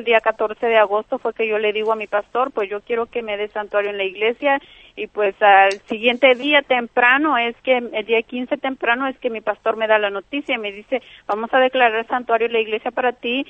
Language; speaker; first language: Spanish; native; Spanish